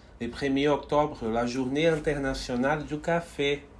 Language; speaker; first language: French; non-native, fluent; Portuguese